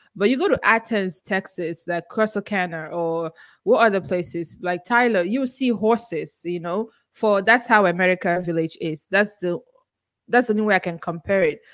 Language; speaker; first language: English; non-native, local second language; Igbo